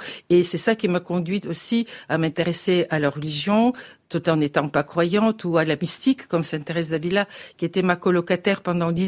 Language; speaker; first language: French; non-native, fluent; Bulgarian